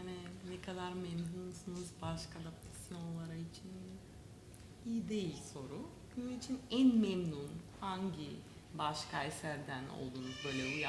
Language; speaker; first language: Turkish; non-native, learner; Macedonian